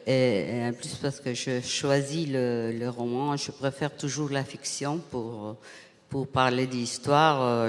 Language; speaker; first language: French; non-native, fluent; Spanish